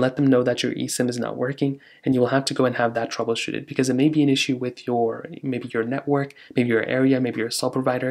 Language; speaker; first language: English; native; English